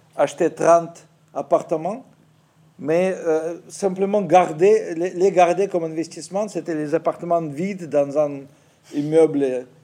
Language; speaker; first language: French; non-native, fluent; Ukrainian